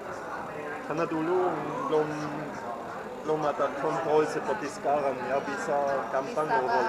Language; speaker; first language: Indonesian; non-native, fluent; German